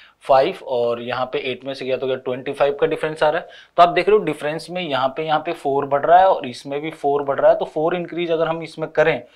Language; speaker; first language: Hindi; native; Hindi